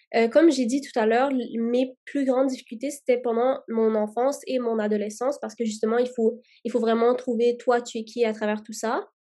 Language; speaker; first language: French; early bilingual, other home language; Arabic